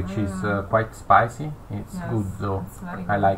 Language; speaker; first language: English; non-native, fluent; Italian